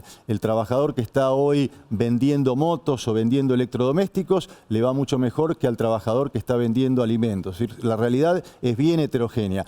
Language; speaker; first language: Spanish; native; Spanish